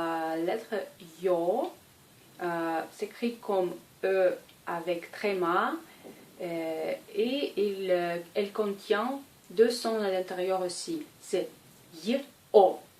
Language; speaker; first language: French; non-native, fluent; Russian